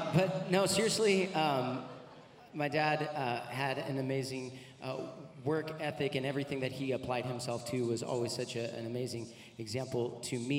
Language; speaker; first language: English; native; English